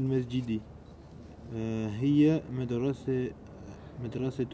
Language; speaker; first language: Arabic; non-native, learner; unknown